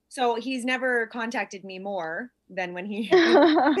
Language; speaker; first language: English; native; English